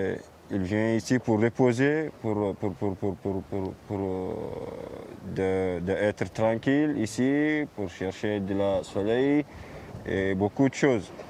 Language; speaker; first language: French; non-native, fluent; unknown